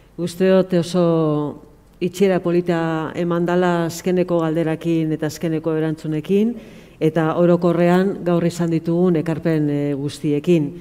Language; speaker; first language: Basque; native; Basque